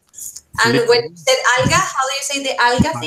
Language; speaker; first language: English; non-native, fluent; Spanish